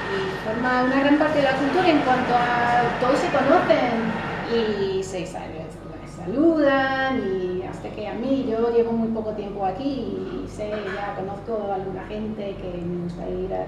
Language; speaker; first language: Spanish; non-native, fluent; English